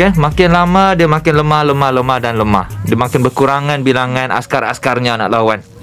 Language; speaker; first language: Malay; native; Malay